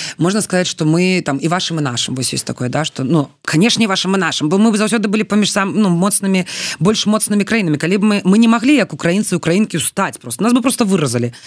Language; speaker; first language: Belarusian; non-native, local second language; Russian